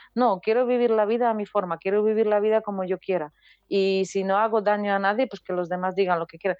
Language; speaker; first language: Spanish; non-native, fluent; Polish